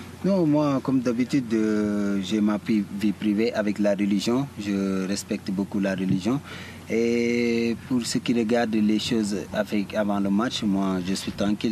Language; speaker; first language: French; early bilingual, heritage; Italian